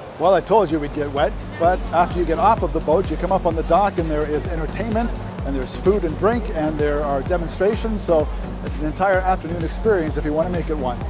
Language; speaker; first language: English; native; English